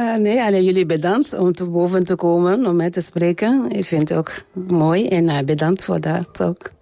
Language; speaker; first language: Dutch; non-native, learner; French